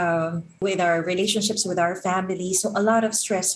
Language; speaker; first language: English; non-native, local second language; Filipino